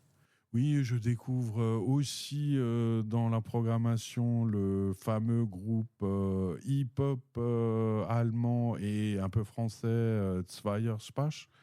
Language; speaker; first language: French; native; French